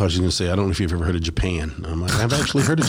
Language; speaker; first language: English; native; English